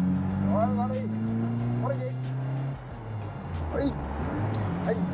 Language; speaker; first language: Japanese; native; Japanese